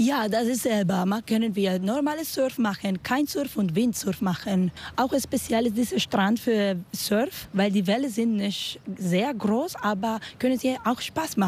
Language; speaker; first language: German; non-native, learner; Spanish